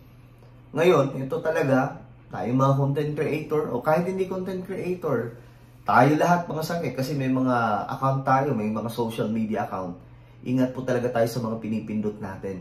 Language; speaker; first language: Filipino; native; Filipino